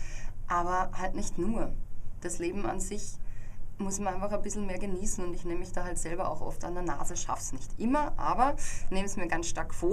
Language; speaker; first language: German; native; German